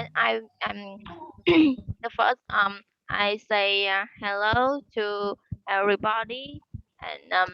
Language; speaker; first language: English; non-native, learner; Vietnamese